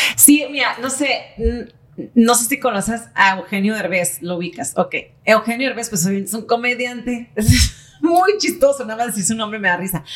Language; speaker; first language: Spanish; native; Spanish